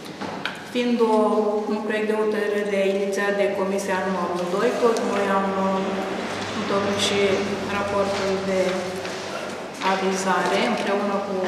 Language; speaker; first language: Romanian; native; Romanian